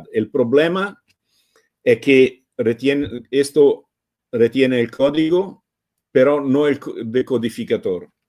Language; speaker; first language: Spanish; non-native, fluent; Italian